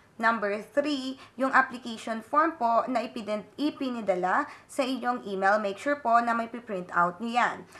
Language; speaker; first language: Filipino; native; Filipino